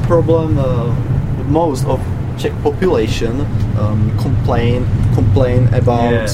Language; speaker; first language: English; non-native, fluent; Czech